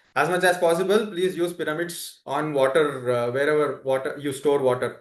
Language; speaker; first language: English; non-native, local second language; Telugu